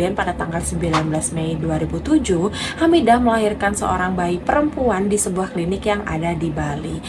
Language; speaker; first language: Indonesian; native; Indonesian